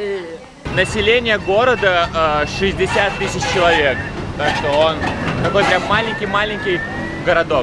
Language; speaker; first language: Russian; native; Russian